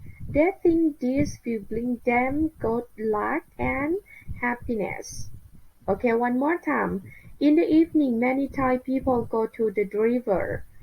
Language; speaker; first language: English; non-native, learner; Thai